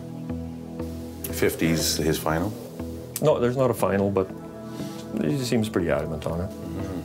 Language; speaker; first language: English; native; English